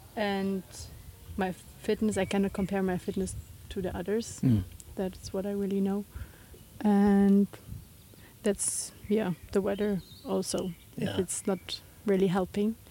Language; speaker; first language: English; non-native, fluent; German